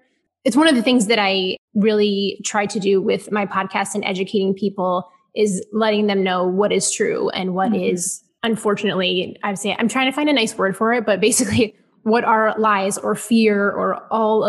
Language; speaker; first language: English; native; English